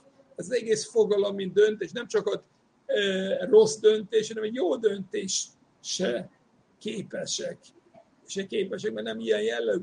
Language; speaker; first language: Hungarian; non-native, fluent; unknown